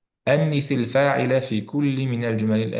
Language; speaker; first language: Arabic; non-native, fluent; Uzbek